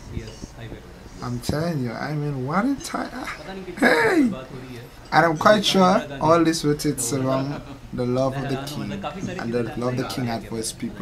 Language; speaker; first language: English; non-native, fluent; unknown